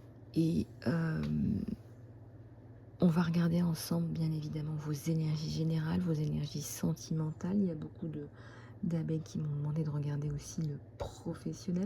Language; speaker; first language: French; native; French